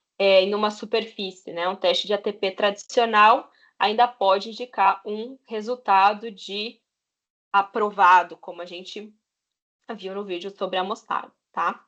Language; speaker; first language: Portuguese; native; Portuguese